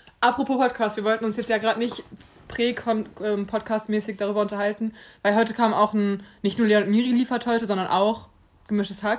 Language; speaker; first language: German; native; German